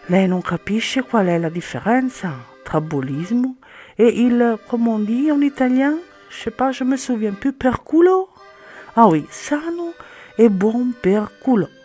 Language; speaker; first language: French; non-native, learner; Italian